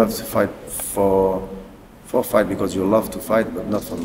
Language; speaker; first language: English; non-native, learner; French